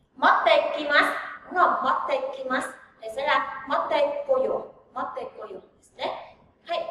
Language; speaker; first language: Japanese; non-native, fluent; Vietnamese